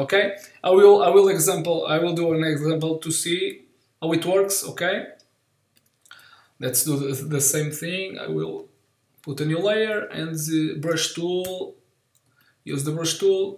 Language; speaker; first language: English; non-native, learner; Portuguese